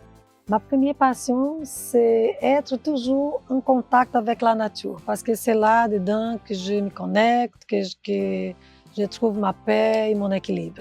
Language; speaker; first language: French; non-native, fluent; Portuguese